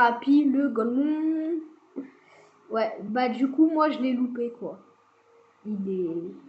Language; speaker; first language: French; native; French